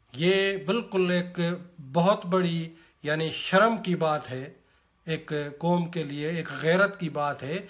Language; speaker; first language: Urdu; non-native, local second language; Sindhi